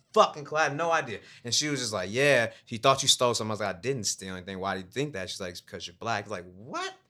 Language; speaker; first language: English; native; English